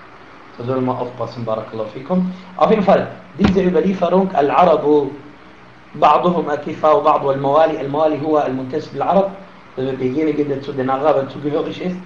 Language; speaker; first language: German; non-native, fluent; Arabic